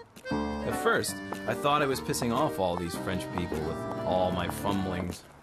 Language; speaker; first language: English; native; English